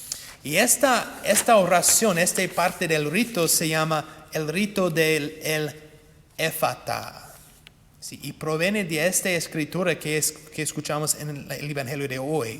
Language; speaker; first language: Spanish; non-native, fluent; English